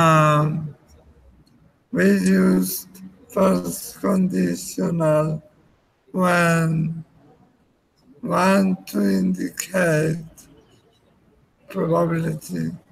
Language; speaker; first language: English; non-native, learner; Spanish